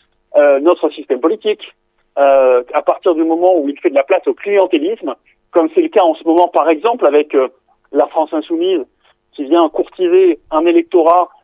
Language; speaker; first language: French; native; French